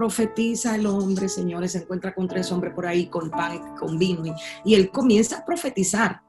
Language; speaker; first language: Spanish; native; Spanish